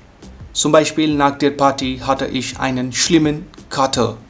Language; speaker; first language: German; non-native, fluent; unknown